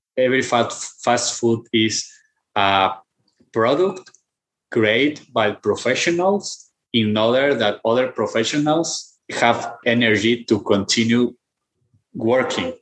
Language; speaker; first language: English; non-native, fluent; Spanish